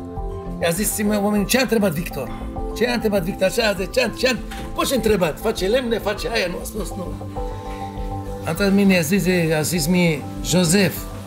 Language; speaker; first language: Romanian; non-native, fluent; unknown